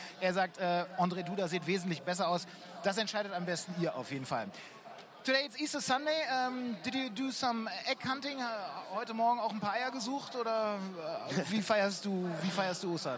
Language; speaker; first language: German; native; German